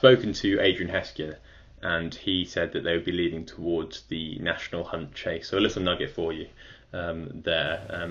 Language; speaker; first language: English; native; English